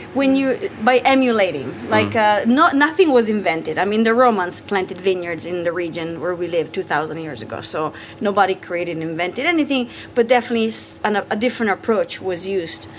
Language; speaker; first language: English; non-native, fluent; Italian